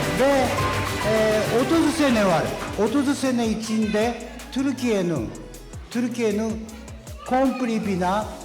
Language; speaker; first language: Turkish; non-native, learner; Japanese